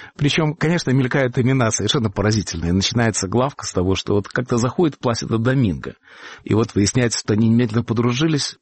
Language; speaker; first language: Russian; native; Russian